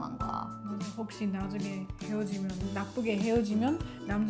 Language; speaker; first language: Korean; non-native, fluent; English